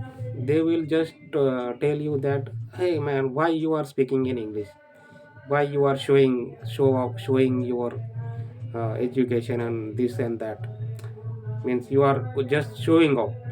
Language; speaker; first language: English; non-native, learner; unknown